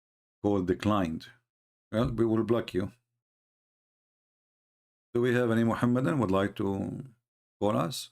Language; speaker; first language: English; non-native, fluent; Arabic